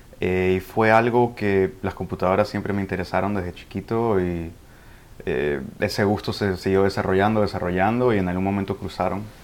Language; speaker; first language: Spanish; early bilingual, heritage; Spanish